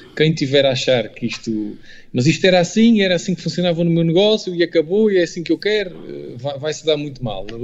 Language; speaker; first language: Portuguese; native; Portuguese